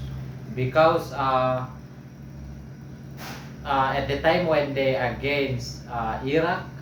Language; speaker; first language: English; non-native, learner; Indonesian